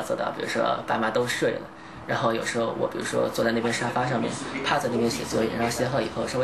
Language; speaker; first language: Chinese; native; Chinese